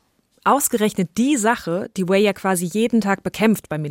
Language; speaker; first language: German; native; German